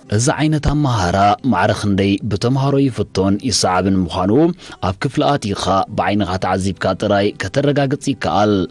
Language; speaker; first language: Tigrinya; native; Tigrinya